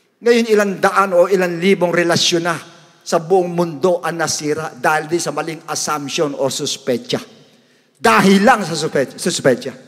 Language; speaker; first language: Filipino; native; Filipino